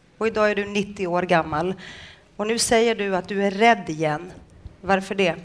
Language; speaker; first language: Swedish; native; Swedish